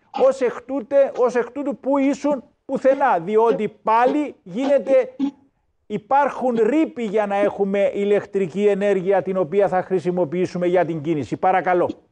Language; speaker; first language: Greek; native; Greek